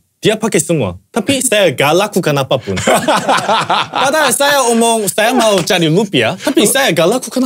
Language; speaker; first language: Indonesian; non-native, fluent; Korean